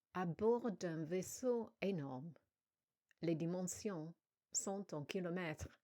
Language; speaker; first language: French; non-native, fluent; English